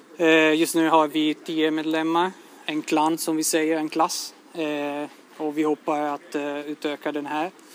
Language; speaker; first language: Swedish; non-native, fluent; Italian